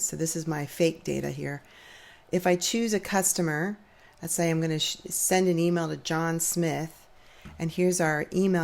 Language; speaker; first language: English; native; English